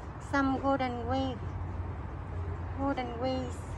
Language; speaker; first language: English; non-native, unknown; Vietnamese